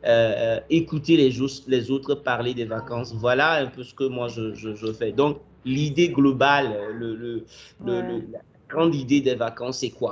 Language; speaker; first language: French; non-native, fluent; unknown